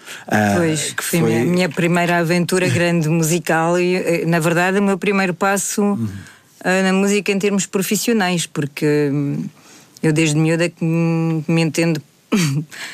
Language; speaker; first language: Portuguese; native; Portuguese